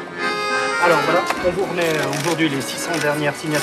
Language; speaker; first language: French; native; French